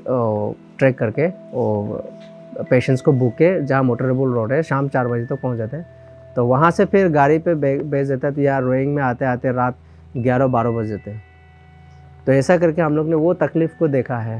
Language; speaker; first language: Hindi; non-native, local second language; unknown